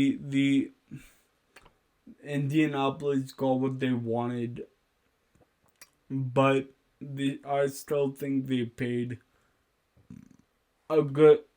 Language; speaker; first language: English; native; English